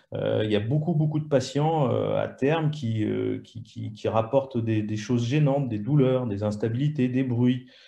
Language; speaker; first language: French; native; French